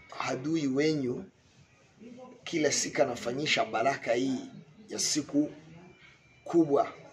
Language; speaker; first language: Swahili; non-native, local second language; Kinyarwanda